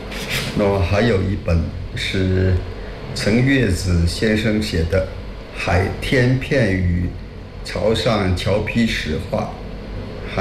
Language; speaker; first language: Chinese; non-native, local second language; Min Nan Chinese